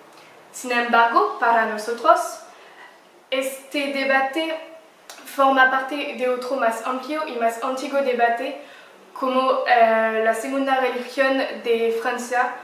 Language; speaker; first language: Spanish; non-native, learner; French